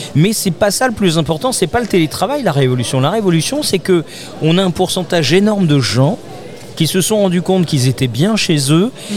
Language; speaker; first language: French; native; French